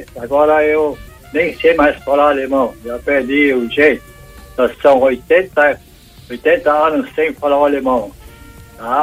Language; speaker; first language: Portuguese; non-native, local second language; German